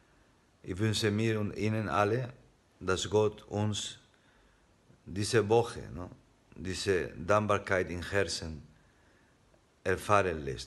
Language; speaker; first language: German; non-native, fluent; Spanish